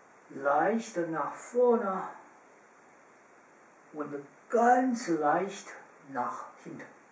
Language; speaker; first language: German; non-native, fluent; Chinese